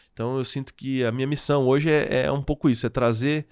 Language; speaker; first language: Portuguese; native; Portuguese